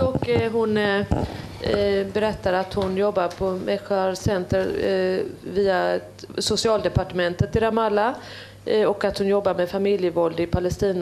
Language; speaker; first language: Swedish; native; Swedish